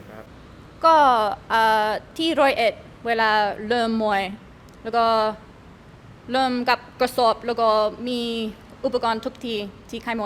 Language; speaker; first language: Thai; non-native, learner; English